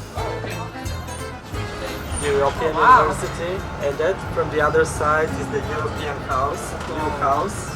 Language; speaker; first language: English; non-native, fluent; Macedonian